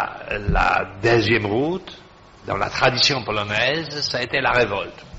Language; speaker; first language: French; non-native, fluent; Polish